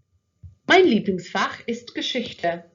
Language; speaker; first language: German; non-native, fluent; English